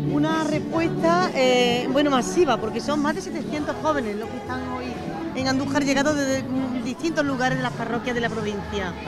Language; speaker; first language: Spanish; native; Spanish